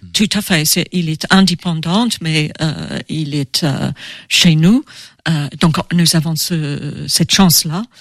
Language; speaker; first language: French; non-native, fluent; English